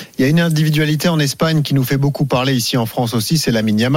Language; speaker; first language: French; native; French